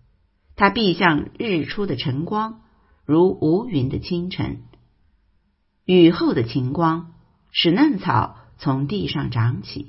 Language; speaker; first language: Chinese; native; Chinese